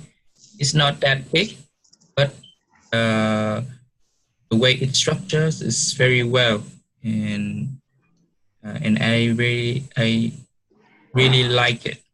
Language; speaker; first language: English; non-native, learner; Vietnamese